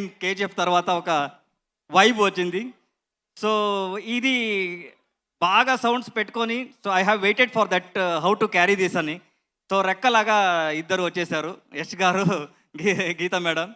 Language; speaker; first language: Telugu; non-native, learner; Kannada